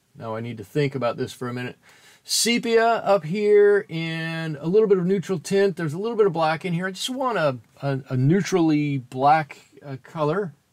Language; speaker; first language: English; native; English